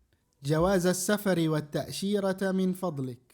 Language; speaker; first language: Arabic; non-native, fluent; Indonesian